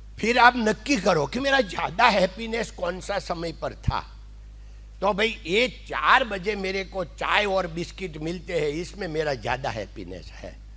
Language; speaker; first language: Hindi; non-native, local second language; Gujarati